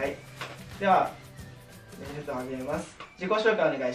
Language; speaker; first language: Japanese; native; Japanese